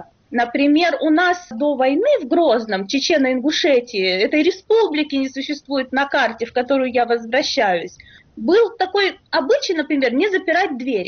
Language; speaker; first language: Russian; native; Russian